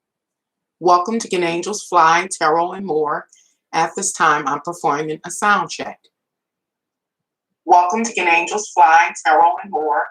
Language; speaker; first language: English; native; English